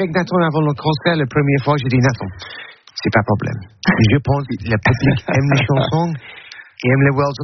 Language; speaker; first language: French; non-native, learner; English